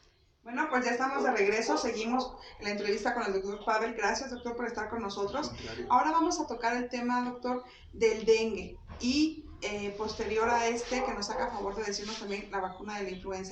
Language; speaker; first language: Spanish; native; Spanish